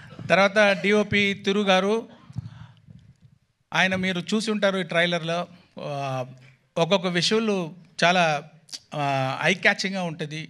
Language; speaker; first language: Telugu; non-native, local second language; Tamil